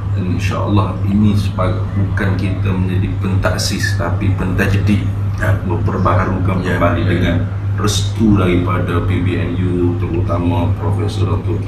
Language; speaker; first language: Malay; native; Malay